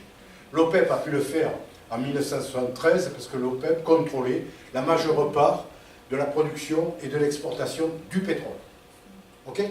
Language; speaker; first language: French; native; French